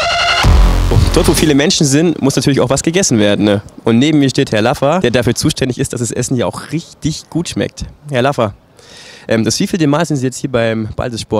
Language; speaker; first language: German; native; German